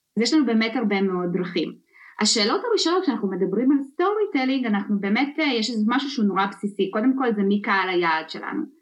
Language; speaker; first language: Hebrew; early bilingual, other home language; Russian